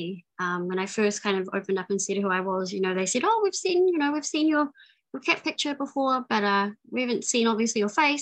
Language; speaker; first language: English; native; English